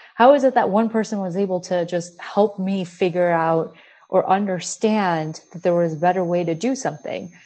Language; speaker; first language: English; early bilingual, other home language; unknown